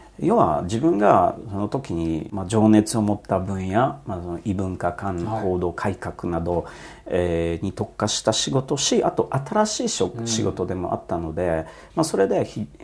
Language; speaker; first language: Japanese; non-native, fluent; Polish